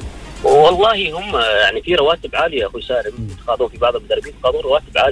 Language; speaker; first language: Arabic; native; Arabic